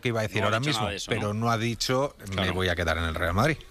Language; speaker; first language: Spanish; native; Spanish